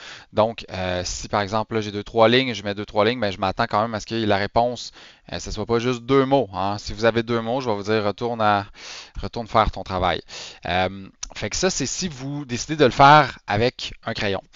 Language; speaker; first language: French; native; French